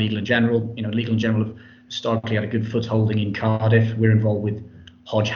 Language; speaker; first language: English; native; English